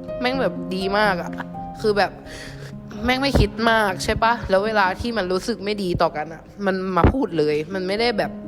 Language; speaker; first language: Thai; native; Thai